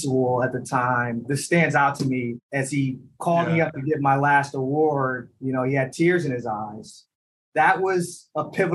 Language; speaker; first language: English; native; English